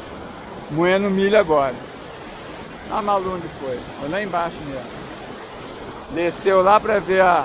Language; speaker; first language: Portuguese; native; Portuguese